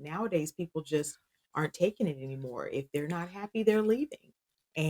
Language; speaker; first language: English; native; English